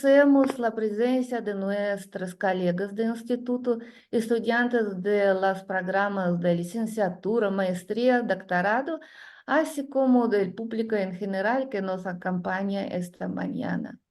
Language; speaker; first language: Spanish; non-native, learner; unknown